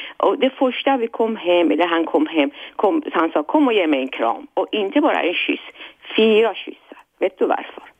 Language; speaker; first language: Swedish; non-native, fluent; Persian